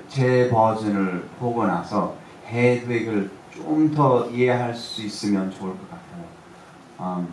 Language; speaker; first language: Korean; early bilingual, heritage; English